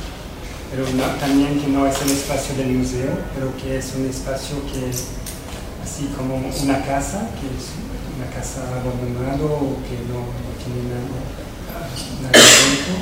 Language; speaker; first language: Spanish; non-native, fluent; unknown